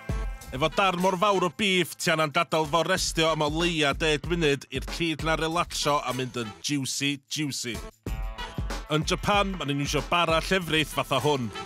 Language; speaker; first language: Welsh; native; Welsh